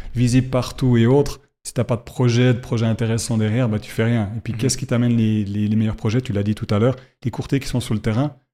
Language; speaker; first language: French; native; French